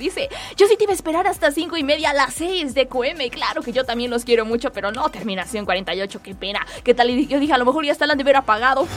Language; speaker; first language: Spanish; native; Spanish